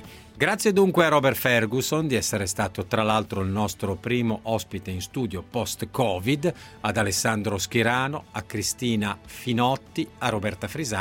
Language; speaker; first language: Italian; native; Italian